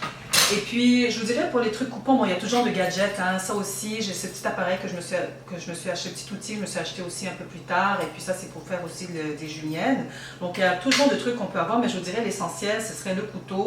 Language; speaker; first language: French; native; French